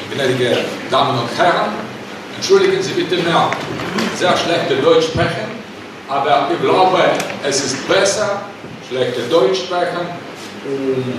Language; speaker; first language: German; non-native, learner; Russian